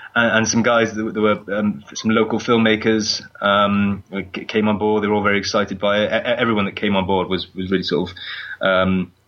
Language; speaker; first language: English; native; English